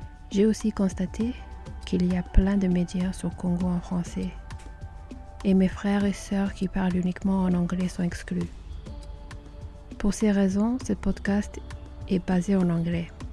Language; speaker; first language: French; non-native, learner; English